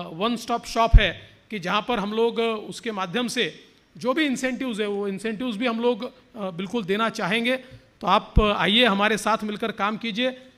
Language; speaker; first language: Hindi; non-native, local second language; Marathi